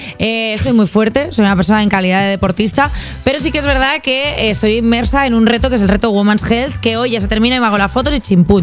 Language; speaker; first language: Spanish; native; Spanish